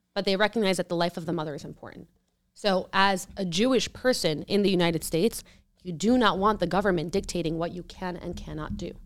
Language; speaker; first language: English; early bilingual, other home language; Spanish